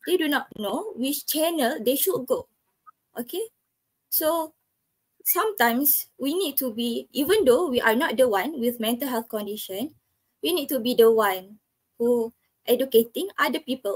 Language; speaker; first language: English; non-native, local second language; Malay